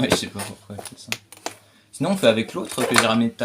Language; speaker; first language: French; native; French